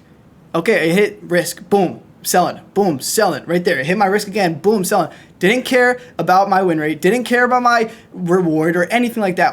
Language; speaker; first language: English; native; English